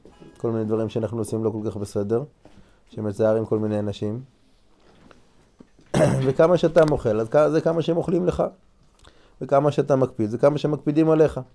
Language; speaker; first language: Hebrew; non-native, fluent; English